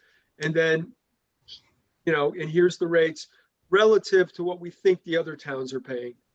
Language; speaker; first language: English; native; English